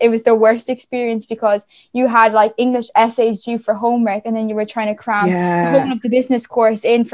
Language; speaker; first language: English; native; English